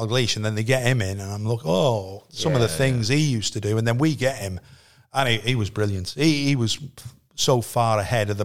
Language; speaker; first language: English; native; English